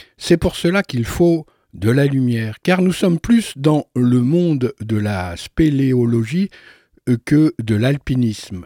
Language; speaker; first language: French; native; French